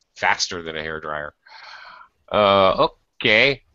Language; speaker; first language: English; native; English